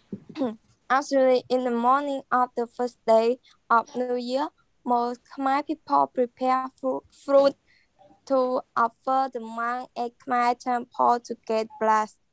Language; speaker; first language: English; non-native, learner; Khmer